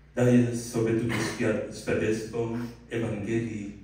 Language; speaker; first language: Polish; non-native, fluent; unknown